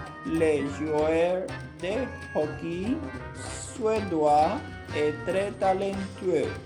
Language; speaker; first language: French; non-native, fluent; Portuguese